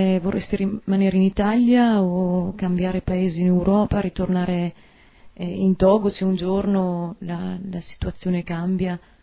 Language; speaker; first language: Italian; native; Italian